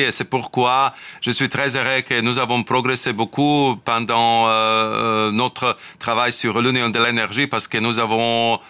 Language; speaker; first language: French; non-native, fluent; Slovak